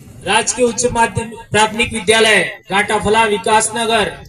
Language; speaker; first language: Hindi; non-native, local second language; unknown